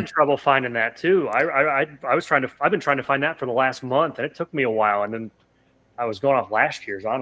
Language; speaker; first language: English; native; English